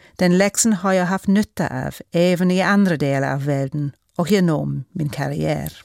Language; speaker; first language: Swedish; non-native, fluent; English